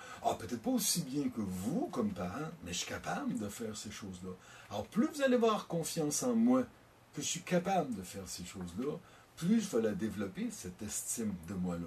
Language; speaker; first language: French; native; French